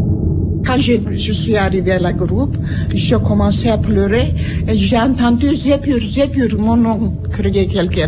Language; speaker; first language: French; non-native, learner; Armenian